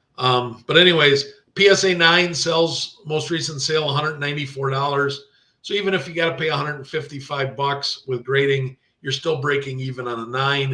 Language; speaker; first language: English; native; English